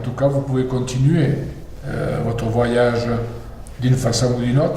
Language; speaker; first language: French; non-native, fluent; Spanish